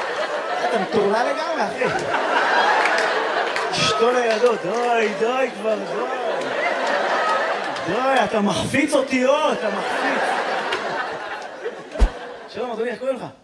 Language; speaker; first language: Hebrew; native; Hebrew